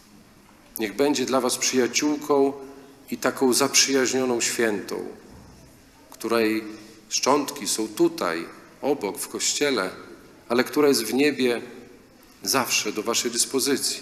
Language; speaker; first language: Polish; native; Polish